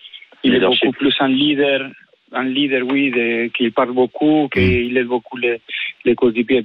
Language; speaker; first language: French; non-native, fluent; Spanish